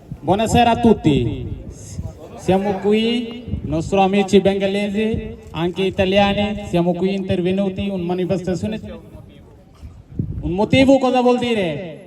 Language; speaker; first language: Italian; non-native, learner; Bangla